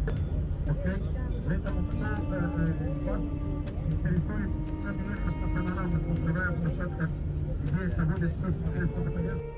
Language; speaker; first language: Russian; non-native, learner; Arabic